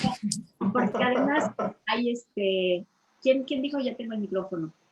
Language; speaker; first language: Spanish; native; Spanish